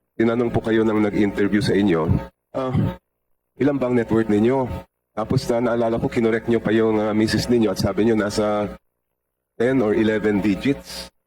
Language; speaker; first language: Filipino; native; Filipino